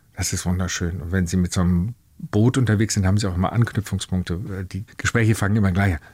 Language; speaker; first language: German; native; German